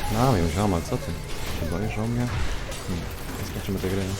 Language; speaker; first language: Polish; native; Polish